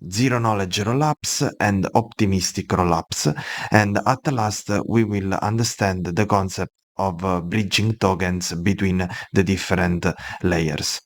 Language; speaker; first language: English; non-native, fluent; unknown